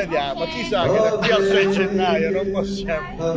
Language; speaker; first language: Italian; native; Italian